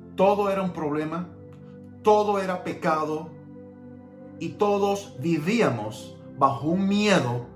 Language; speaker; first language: Spanish; early bilingual, heritage; Spanish